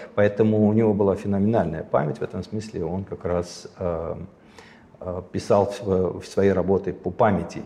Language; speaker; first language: Russian; native; Russian